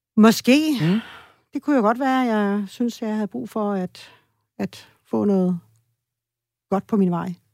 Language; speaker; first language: Danish; early bilingual, other home language; Swedish